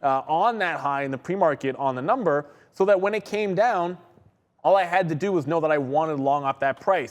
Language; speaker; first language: English; native; English